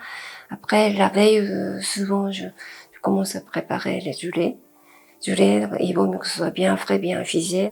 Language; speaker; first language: French; non-native, fluent; Japanese